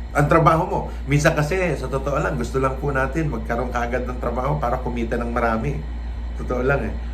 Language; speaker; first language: Filipino; non-native, local second language; Cebuano